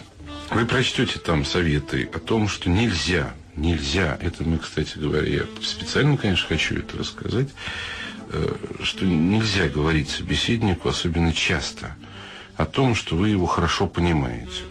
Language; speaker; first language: Russian; native; Russian